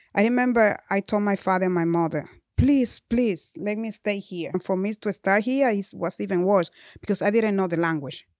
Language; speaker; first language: English; non-native, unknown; Spanish